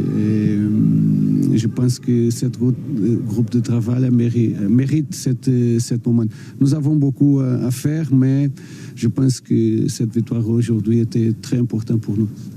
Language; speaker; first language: French; non-native, learner; Portuguese